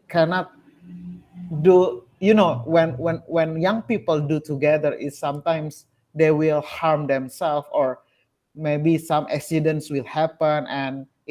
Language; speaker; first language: English; non-native, learner; Indonesian